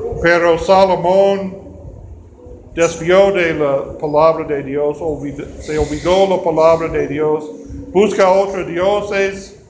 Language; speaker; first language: Spanish; non-native, fluent; English